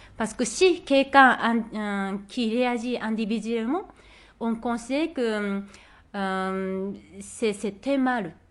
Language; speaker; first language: French; non-native, fluent; Japanese